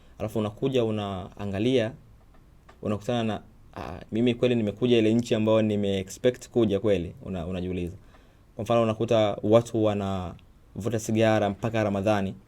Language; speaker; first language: Swahili; native; Swahili